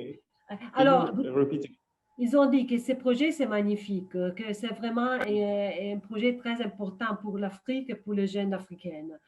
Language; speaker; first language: French; non-native, fluent; Italian